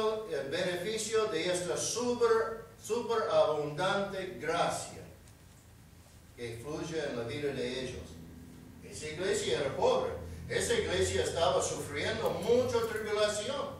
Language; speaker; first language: Spanish; non-native, fluent; English